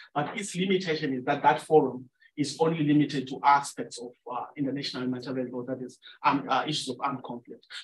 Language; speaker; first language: English; non-native, local second language; Shona